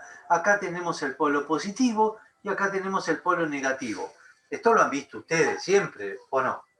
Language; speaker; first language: Spanish; native; Spanish